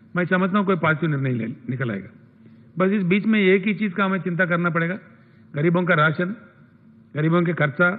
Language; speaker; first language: Hindi; non-native, local second language; Telugu